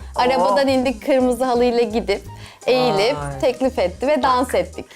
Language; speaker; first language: Turkish; native; Turkish